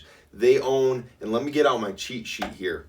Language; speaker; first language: English; native; English